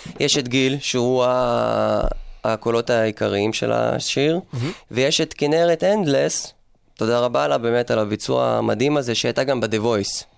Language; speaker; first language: Hebrew; early bilingual, other home language; Russian